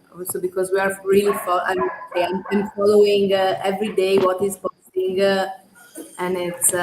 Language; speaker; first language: English; non-native, fluent; Italian